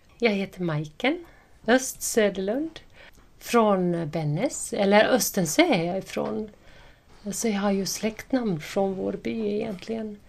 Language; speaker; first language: Swedish; native; Swedish